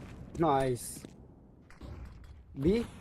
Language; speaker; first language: English; non-native, learner; Turkish